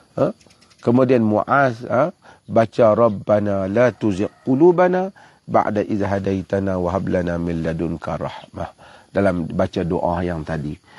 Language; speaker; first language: Malay; native; Malay